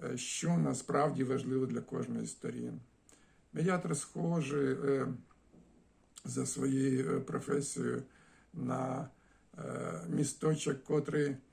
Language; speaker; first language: Ukrainian; native; Ukrainian